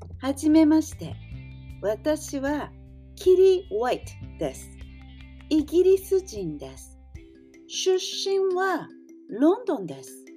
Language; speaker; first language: Japanese; non-native, learner; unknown